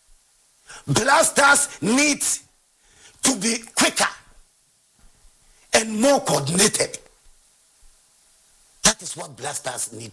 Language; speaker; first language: English; non-native, local second language; Akan